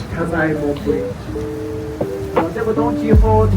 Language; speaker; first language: English; non-native, learner; Japanese